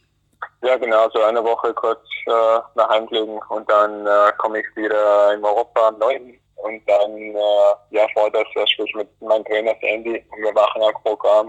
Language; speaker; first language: German; non-native, fluent; English